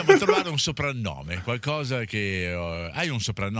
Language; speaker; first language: Italian; native; Italian